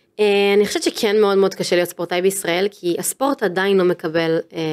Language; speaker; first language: Hebrew; native; Hebrew